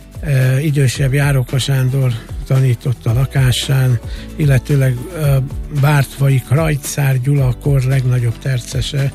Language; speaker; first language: Hungarian; native; Hungarian